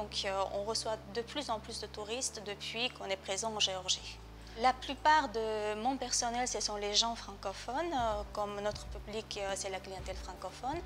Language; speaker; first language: French; non-native, fluent; Georgian